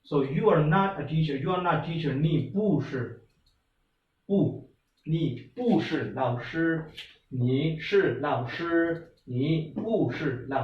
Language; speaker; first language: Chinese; non-native, fluent; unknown